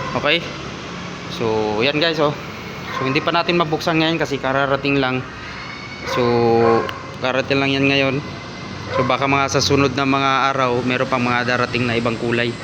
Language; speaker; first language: Filipino; native; Filipino